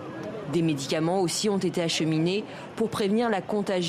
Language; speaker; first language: French; native; French